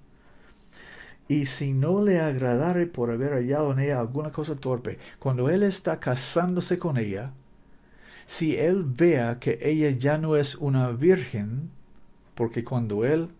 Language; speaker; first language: Spanish; non-native, learner; English